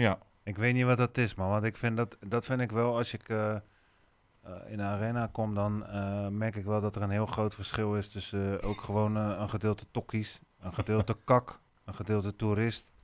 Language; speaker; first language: Dutch; native; Dutch